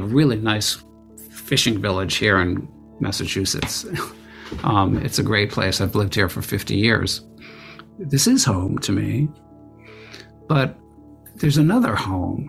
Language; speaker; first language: English; early bilingual, other home language; Armenian